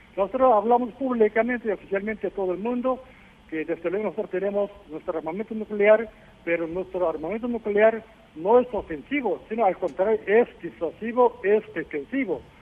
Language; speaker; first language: Spanish; non-native, fluent; Korean